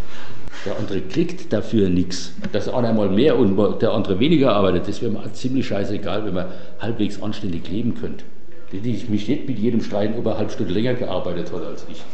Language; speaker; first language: German; native; German